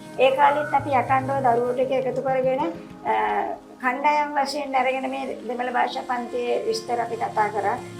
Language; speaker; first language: Sinhala; native; Sinhala